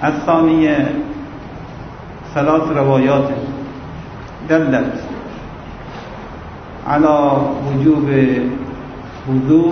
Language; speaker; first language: Arabic; non-native, fluent; Persian